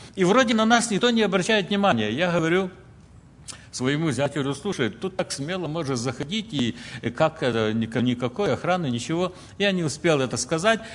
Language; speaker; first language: Russian; early bilingual, other home language; Ukrainian